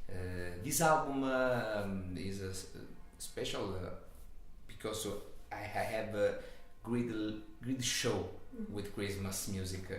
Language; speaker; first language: English; non-native, learner; Italian